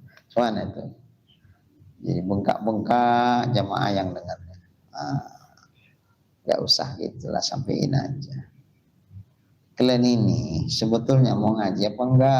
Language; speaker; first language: Indonesian; native; Indonesian